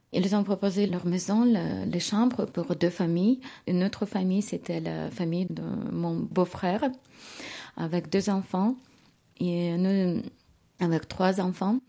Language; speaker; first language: French; non-native, fluent; Ukrainian